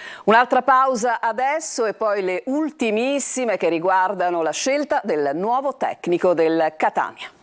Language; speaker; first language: Italian; native; Italian